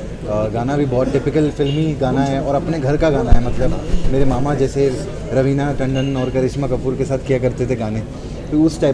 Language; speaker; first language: Hindi; native; Hindi